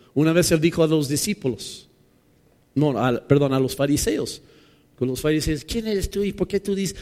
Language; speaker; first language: Spanish; non-native, fluent; English